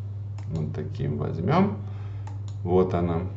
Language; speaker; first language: Russian; native; Russian